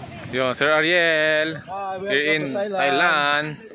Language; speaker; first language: English; non-native, local second language; Filipino